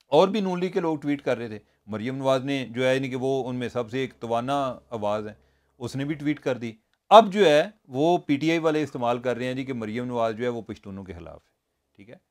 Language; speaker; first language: Urdu; non-native, local second language; Punjabi